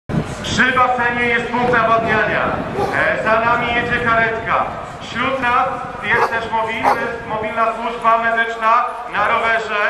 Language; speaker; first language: Polish; native; Polish